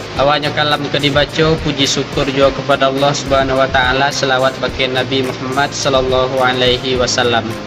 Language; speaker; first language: Malay; non-native, local second language; Minangkabau